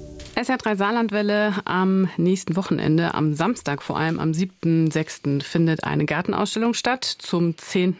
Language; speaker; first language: German; native; German